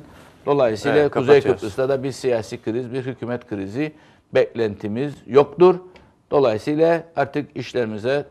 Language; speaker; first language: Turkish; native; Turkish